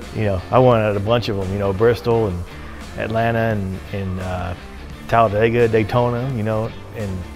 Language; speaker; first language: English; native; English